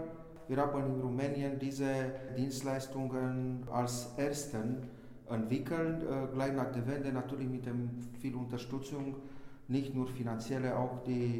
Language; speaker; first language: German; non-native, fluent; Romanian